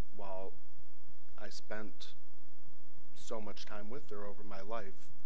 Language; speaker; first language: English; native; English